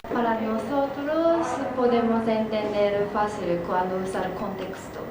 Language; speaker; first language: Spanish; non-native, learner; Japanese